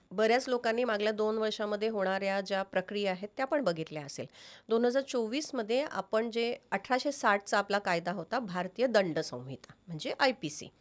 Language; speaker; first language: Marathi; native; Marathi